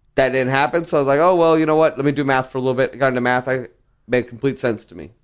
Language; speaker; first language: English; early bilingual, other home language; Spanish